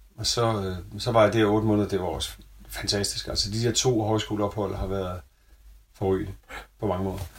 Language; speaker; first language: Danish; native; Danish